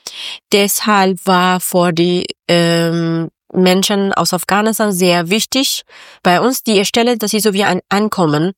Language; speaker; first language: German; non-native, learner; Persian